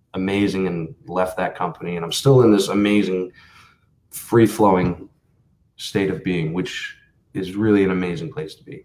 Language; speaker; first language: English; native; English